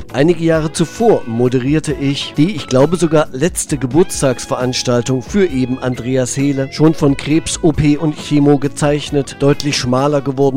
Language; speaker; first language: German; native; German